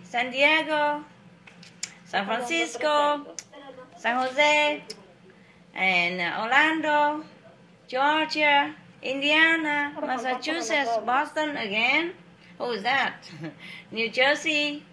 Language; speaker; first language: English; non-native, fluent; Vietnamese